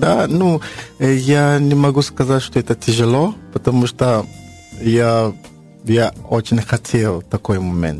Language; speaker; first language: Russian; non-native, learner; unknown